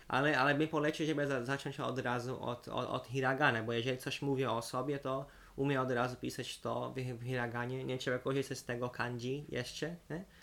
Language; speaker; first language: Polish; non-native, fluent; Portuguese